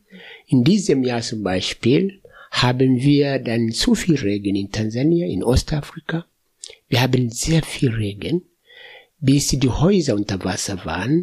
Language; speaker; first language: German; non-native, fluent; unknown